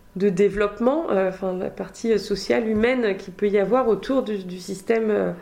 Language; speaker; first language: French; native; French